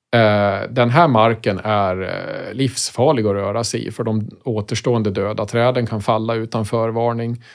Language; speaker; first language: Swedish; native; Swedish